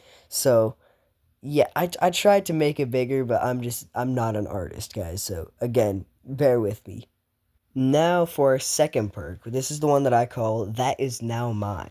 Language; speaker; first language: English; native; English